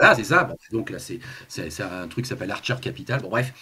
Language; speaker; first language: French; native; French